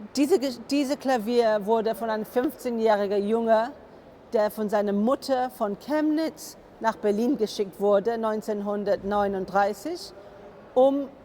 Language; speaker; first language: German; non-native, fluent; English